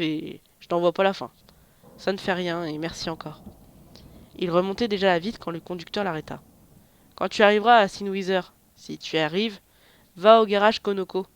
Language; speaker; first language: French; native; French